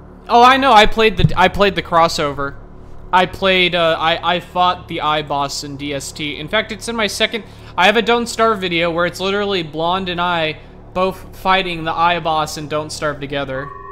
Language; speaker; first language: English; native; English